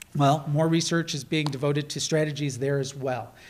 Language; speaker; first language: English; native; English